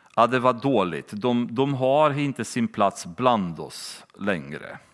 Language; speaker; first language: Swedish; native; Swedish